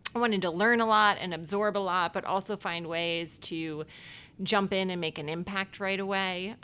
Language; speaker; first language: English; native; English